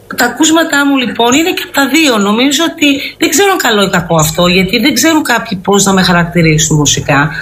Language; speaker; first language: Greek; early bilingual, heritage; Greek